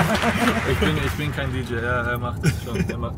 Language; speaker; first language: German; early bilingual, heritage; English